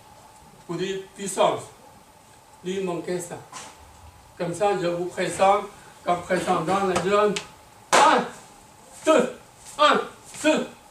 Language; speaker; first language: French; non-native, learner; Chinese